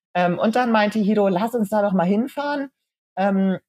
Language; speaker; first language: German; native; German